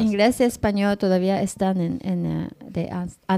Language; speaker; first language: Spanish; non-native, learner; Japanese